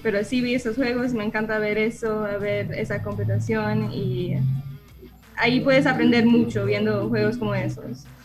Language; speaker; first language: Spanish; early bilingual, heritage; English